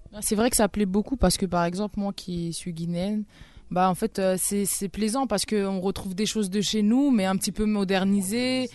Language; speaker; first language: French; early bilingual, other home language; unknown